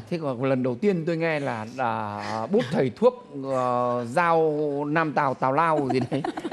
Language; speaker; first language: Vietnamese; native; Vietnamese